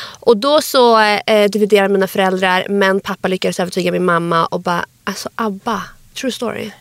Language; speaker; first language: Swedish; early bilingual, other home language; Arabic